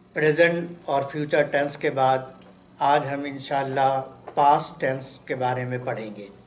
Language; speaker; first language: Urdu; native; Urdu